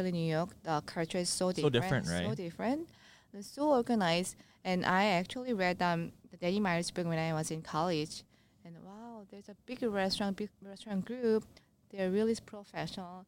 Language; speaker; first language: English; non-native, learner; Korean